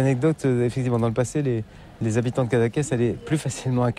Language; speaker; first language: French; native; French